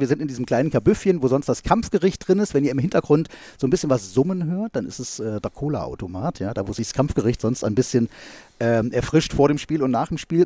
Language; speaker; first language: German; native; German